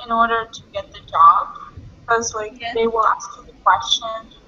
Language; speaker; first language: English; non-native, fluent; Russian